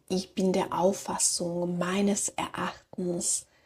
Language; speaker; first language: German; non-native, fluent; Slovak